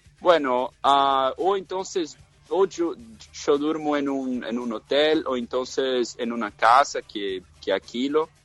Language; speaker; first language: Spanish; non-native, fluent; Portuguese